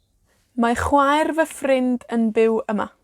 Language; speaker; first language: Welsh; non-native, fluent; Spanish